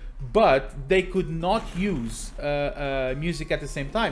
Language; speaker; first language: English; non-native, fluent; Portuguese